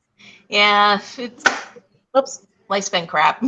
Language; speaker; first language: English; native; English